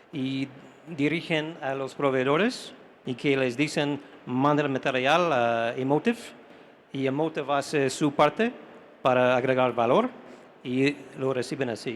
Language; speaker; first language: Spanish; non-native, fluent; English